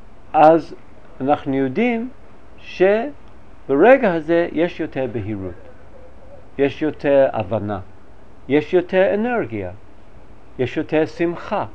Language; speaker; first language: Hebrew; non-native, fluent; English